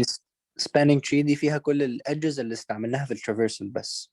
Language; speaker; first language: Arabic; native; Arabic